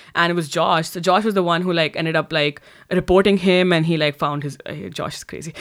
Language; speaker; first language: English; non-native, local second language; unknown